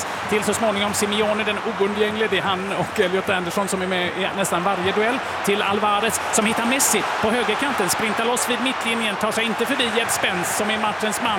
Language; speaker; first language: Swedish; native; Swedish